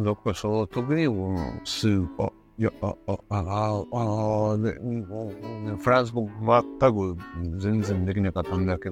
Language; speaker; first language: Japanese; non-native, learner; Spanish